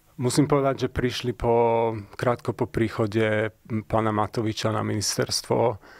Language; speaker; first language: Slovak; early bilingual, heritage; Slovak